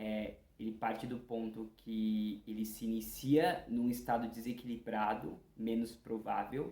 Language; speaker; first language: Portuguese; native; Portuguese